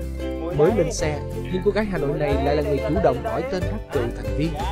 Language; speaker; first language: Vietnamese; native; Vietnamese